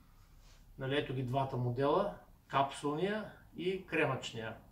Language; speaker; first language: Bulgarian; native; Bulgarian